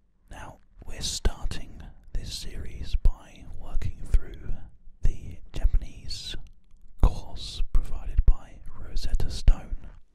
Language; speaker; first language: English; native; English